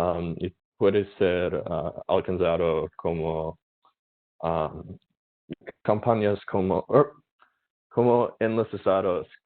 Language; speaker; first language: Spanish; non-native, learner; English